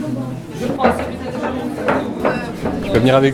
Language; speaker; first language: French; native; French